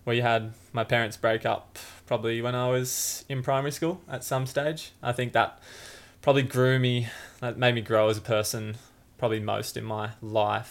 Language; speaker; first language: English; native; English